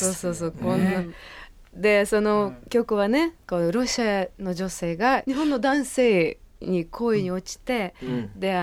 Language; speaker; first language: Japanese; non-native, fluent; Russian